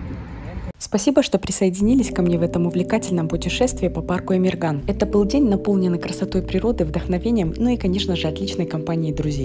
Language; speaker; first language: Russian; native; Russian